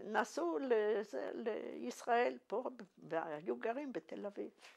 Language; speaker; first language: Hebrew; non-native, fluent; Yiddish